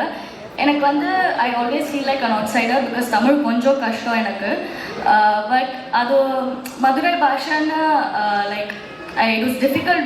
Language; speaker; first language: Tamil; non-native, fluent; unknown